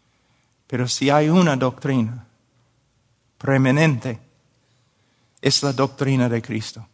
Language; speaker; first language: Spanish; non-native, fluent; English